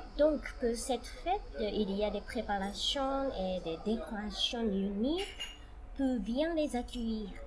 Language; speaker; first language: French; non-native, fluent; Japanese